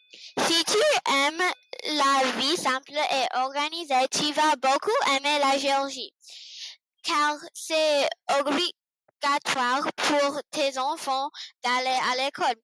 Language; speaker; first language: French; non-native, learner; English